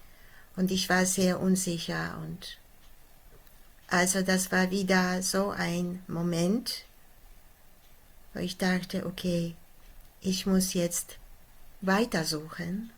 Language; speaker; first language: German; non-native, fluent; Polish